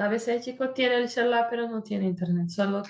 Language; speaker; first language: Spanish; non-native, fluent; Portuguese